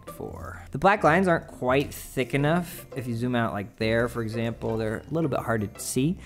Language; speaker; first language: English; native; English